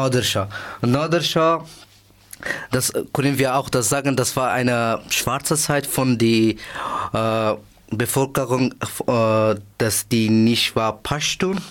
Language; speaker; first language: German; non-native, learner; Persian